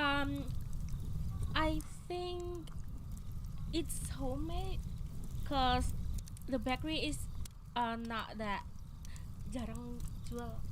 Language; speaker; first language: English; non-native, learner; Indonesian